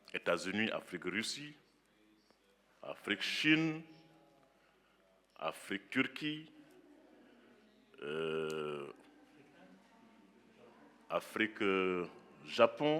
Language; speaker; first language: French; non-native, local second language; Wolof